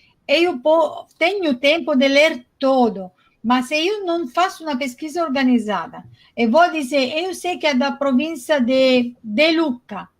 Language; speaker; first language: Portuguese; non-native, fluent; Italian